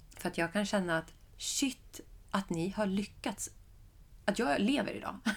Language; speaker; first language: Swedish; early bilingual, other home language; Persian